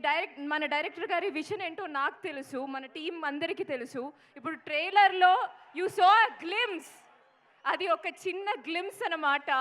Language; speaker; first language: Telugu; non-native, fluent; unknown